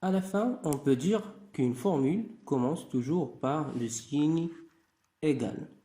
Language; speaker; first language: French; non-native, local second language; Arabic